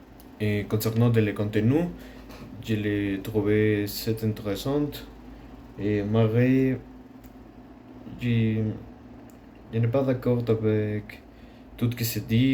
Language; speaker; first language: French; non-native, learner; Spanish